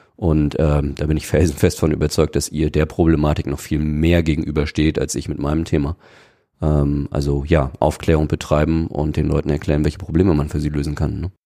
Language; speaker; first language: German; native; German